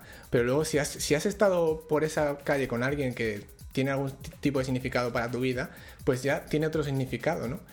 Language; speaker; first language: Spanish; native; Spanish